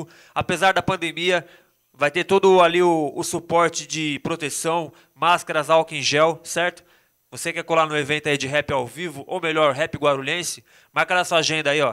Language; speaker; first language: Portuguese; native; Portuguese